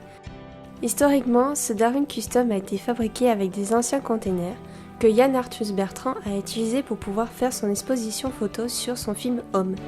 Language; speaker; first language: French; native; French